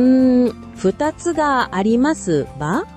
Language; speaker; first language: Japanese; non-native, learner; Filipino